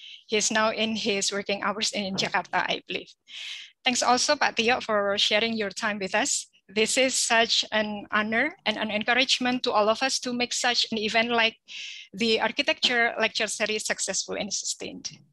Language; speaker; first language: English; non-native, fluent; Indonesian